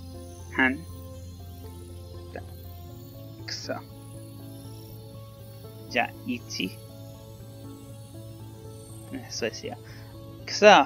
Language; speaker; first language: Japanese; non-native, learner; English